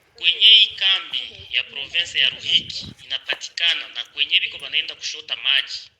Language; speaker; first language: Swahili; native; Swahili